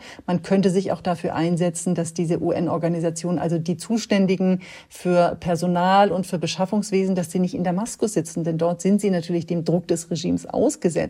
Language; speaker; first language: German; native; German